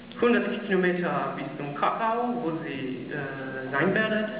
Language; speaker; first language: German; non-native, learner; Polish